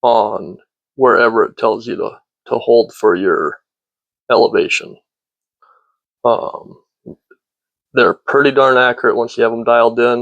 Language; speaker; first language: English; native; English